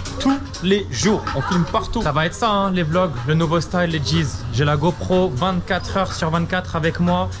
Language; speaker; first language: French; early bilingual, other home language; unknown